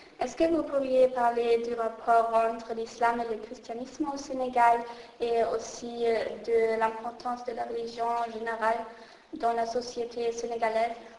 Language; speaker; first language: French; non-native, learner; German